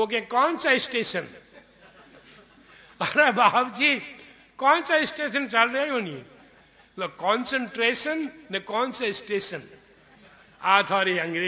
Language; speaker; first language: Hindi; non-native, local second language; Marwari